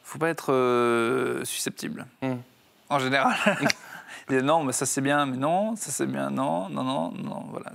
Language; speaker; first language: French; native; French